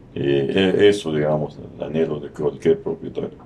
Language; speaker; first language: Spanish; non-native, fluent; Arabic